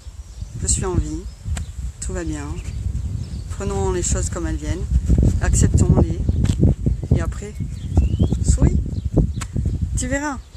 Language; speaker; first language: French; native; French